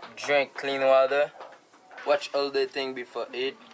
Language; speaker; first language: English; non-native, learner; Haitian Creole